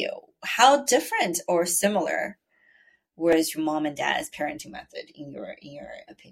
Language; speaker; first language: English; non-native, fluent; Chinese